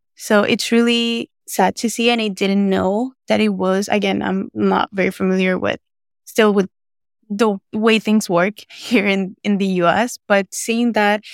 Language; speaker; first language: English; non-native, fluent; Spanish